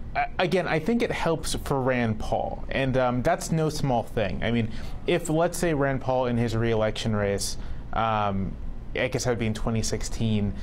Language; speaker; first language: English; native; English